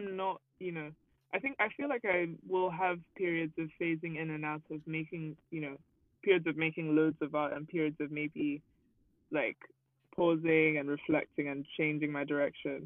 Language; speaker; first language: English; non-native, local second language; Yoruba